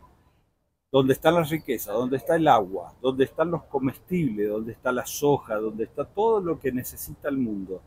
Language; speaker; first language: Spanish; native; Spanish